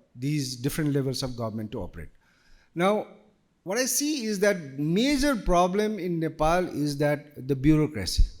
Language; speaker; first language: English; non-native, local second language; Nepali